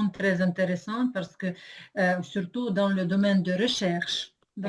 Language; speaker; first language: French; non-native, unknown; Ukrainian